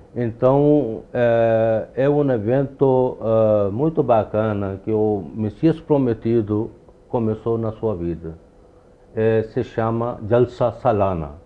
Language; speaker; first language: Portuguese; non-native, fluent; Urdu